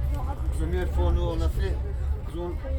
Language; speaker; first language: French; non-native, learner; Turkish